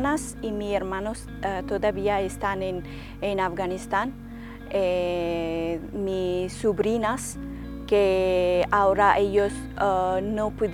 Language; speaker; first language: Spanish; non-native, learner; Persian